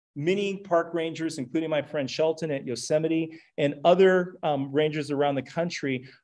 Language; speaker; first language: English; native; English